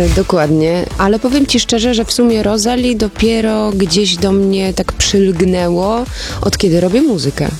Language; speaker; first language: Polish; early bilingual, heritage; Polish